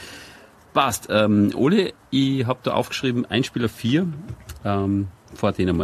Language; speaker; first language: German; native; German